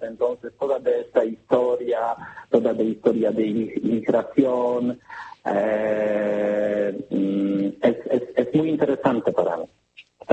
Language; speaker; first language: Spanish; non-native, learner; Polish